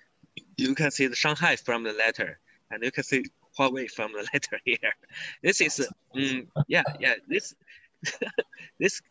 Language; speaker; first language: English; non-native, learner; Chinese